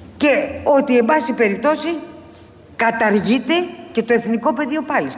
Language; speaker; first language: Greek; native; Greek